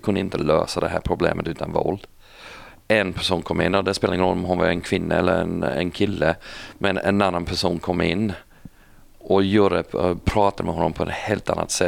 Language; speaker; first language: Swedish; non-native, fluent; English